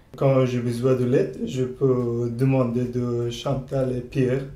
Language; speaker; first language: French; non-native, learner; Persian